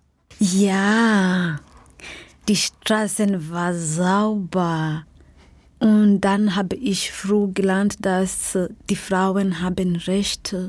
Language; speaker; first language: German; non-native, learner; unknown